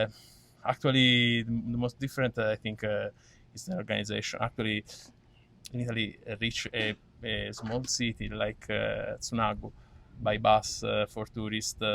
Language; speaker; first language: English; non-native, learner; Italian